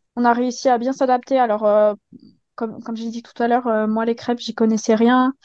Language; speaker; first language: French; native; French